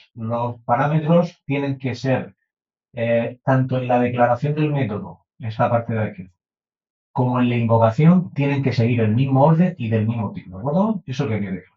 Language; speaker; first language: Spanish; native; Spanish